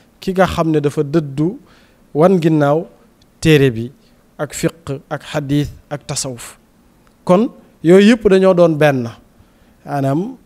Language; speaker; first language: Wolof; native; Wolof